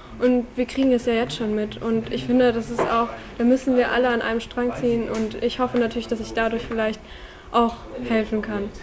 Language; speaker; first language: German; native; German